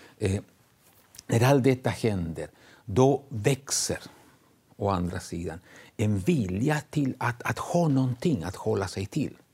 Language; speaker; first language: Swedish; non-native, fluent; Spanish